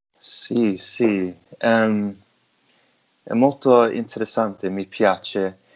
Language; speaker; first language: Italian; non-native, learner; English